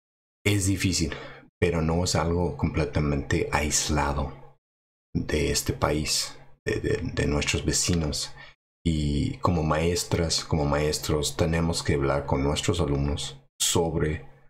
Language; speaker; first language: Spanish; non-native, fluent; English